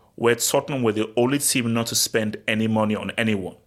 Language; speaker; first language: English; early bilingual, other home language; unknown